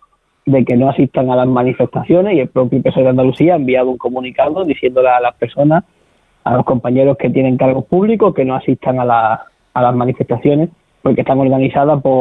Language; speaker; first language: Spanish; native; Spanish